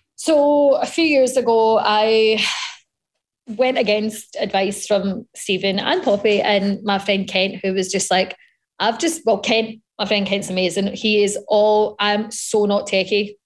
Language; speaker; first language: English; native; English